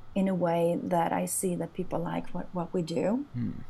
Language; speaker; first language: English; non-native, fluent; Swedish